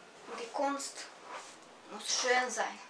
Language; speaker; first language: German; non-native, fluent; Serbian